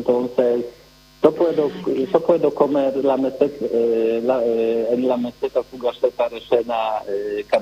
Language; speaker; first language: Spanish; non-native, learner; Polish